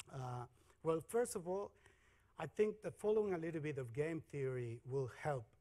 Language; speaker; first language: English; non-native, fluent; Spanish